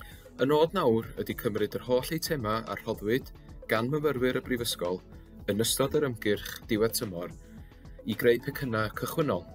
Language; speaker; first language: Welsh; native; Welsh